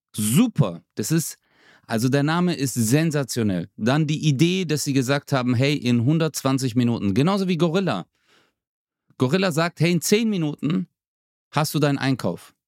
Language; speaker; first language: German; early bilingual, other home language; Turkish